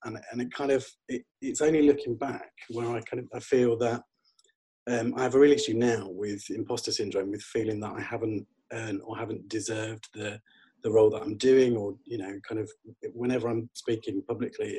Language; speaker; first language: English; native; English